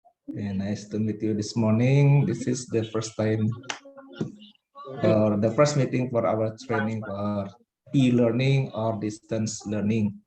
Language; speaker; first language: English; non-native, fluent; Banjar